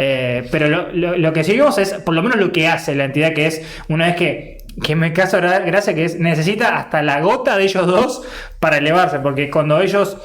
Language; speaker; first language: Spanish; native; Spanish